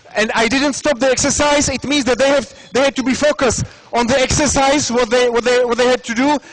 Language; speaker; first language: English; non-native, fluent; Czech